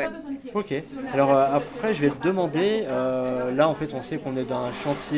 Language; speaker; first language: French; native; French